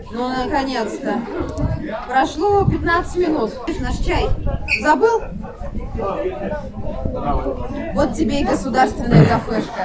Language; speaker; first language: Russian; native; Russian